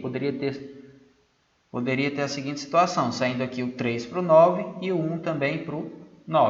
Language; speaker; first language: Portuguese; native; Portuguese